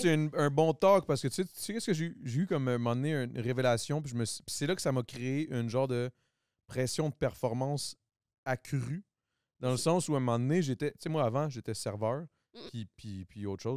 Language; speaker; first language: French; native; French